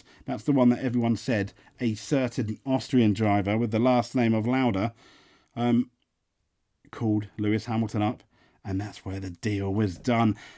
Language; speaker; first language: English; native; English